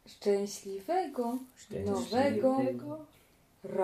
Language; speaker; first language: Polish; non-native, learner; French